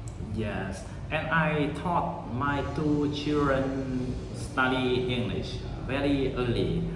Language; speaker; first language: English; non-native, learner; Vietnamese